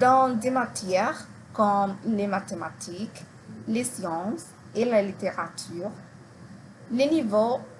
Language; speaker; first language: French; non-native, learner; Spanish